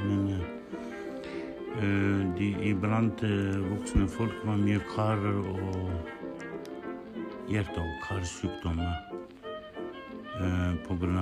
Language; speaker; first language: Norwegian; non-native, learner; Kurdish